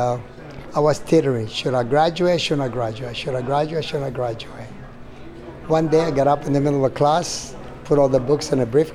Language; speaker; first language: English; non-native, fluent; Italian